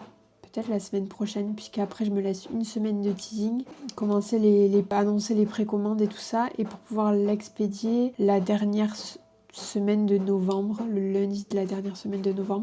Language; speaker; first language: French; native; French